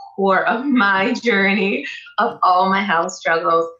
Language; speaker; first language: English; non-native, fluent; Portuguese